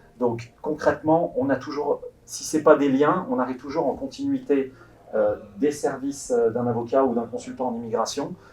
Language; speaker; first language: French; native; French